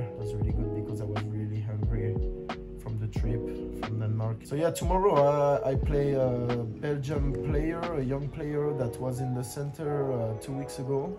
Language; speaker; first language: English; non-native, fluent; French